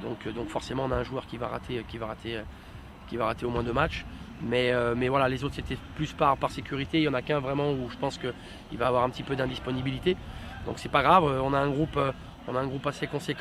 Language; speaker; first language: French; native; French